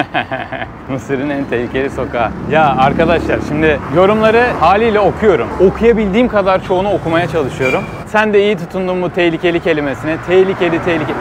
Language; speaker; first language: Turkish; native; Turkish